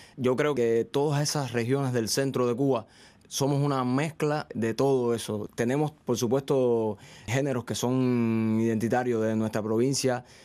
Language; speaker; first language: Spanish; native; Spanish